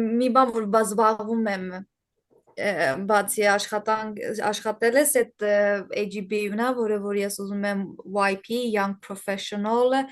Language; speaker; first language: Armenian; early bilingual, heritage; Armenian